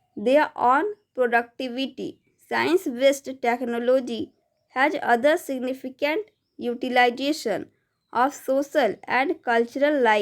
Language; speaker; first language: English; non-native, local second language; Hindi